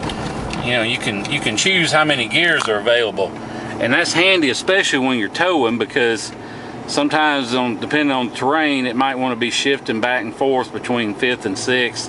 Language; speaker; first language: English; native; English